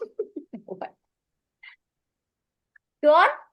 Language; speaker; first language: English; non-native, fluent; Indonesian